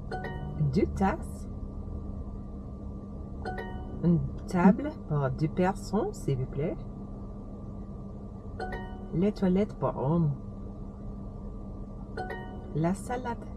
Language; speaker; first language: French; non-native, learner; English